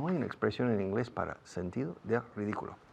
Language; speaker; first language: Spanish; non-native, fluent; English